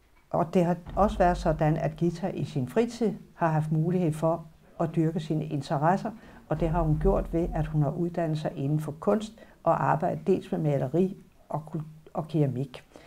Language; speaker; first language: Danish; native; Danish